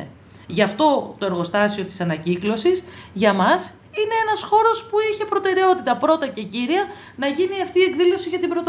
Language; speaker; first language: Greek; native; Greek